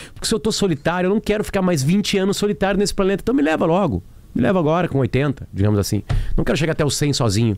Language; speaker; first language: Portuguese; native; Portuguese